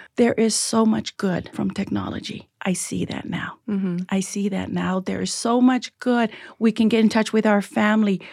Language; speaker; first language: English; early bilingual, other home language; Tongan